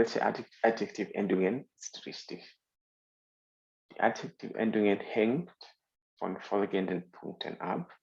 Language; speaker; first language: German; non-native, fluent; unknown